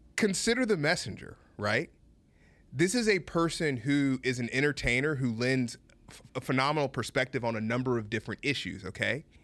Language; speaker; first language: English; native; English